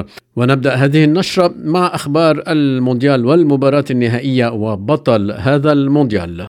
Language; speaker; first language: Arabic; native; Arabic